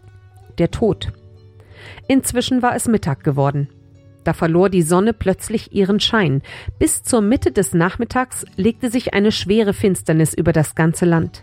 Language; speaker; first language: German; native; German